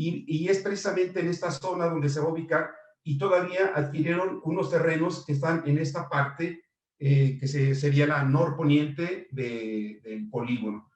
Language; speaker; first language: Spanish; native; Spanish